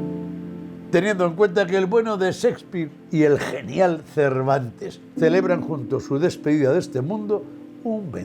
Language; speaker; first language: Spanish; native; Spanish